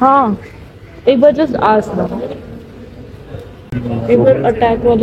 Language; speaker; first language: Hindi; native; Hindi